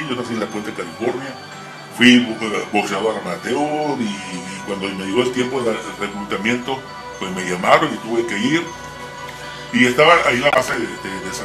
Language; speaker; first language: Spanish; native; Spanish